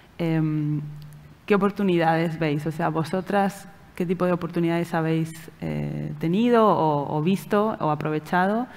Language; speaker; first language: Spanish; native; Spanish